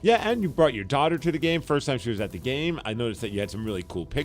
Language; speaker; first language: English; native; English